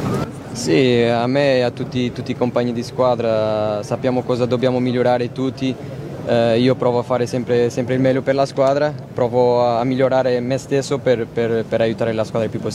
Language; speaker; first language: Italian; non-native, fluent; Portuguese